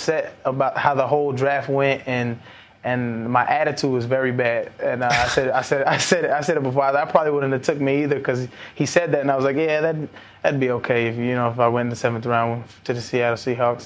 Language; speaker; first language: English; native; English